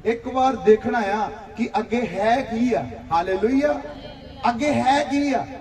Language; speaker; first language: Hindi; non-native, local second language; Punjabi